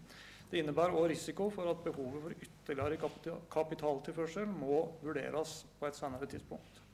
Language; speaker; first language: Norwegian; native; Norwegian